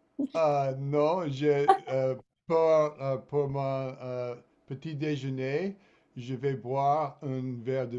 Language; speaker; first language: French; non-native, fluent; English